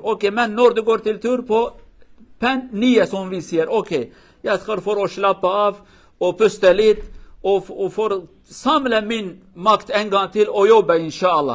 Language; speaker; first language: Swedish; non-native, learner; Kurdish